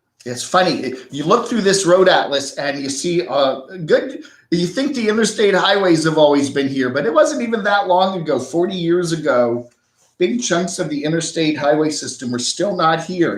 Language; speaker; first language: English; native; English